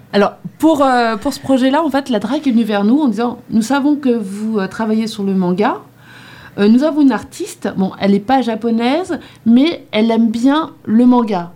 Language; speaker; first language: French; native; French